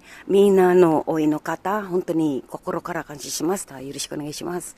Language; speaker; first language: Japanese; non-native, learner; Filipino